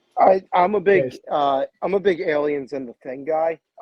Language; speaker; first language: English; native; English